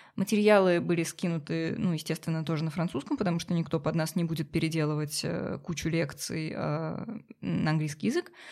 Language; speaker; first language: Russian; native; Russian